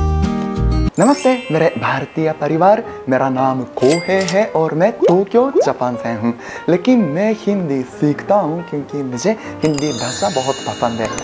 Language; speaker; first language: Hindi; non-native, fluent; Japanese